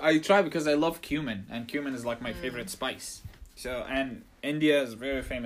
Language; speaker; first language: English; non-native, fluent; Arabic